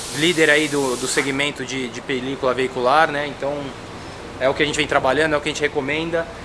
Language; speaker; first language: Portuguese; native; Portuguese